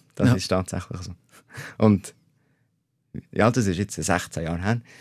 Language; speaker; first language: German; native; German